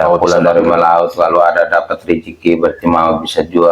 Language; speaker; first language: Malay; non-native, local second language; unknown